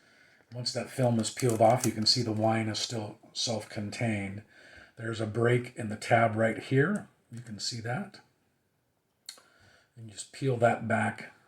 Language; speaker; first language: English; native; English